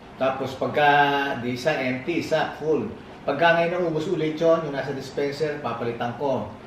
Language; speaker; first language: Filipino; native; Filipino